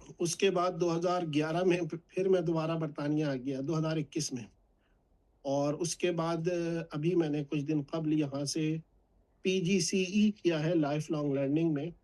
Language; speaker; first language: Urdu; native; Urdu